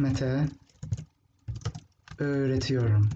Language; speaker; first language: Turkish; non-native, fluent; English